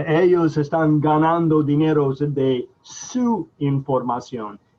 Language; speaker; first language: Spanish; non-native, fluent; English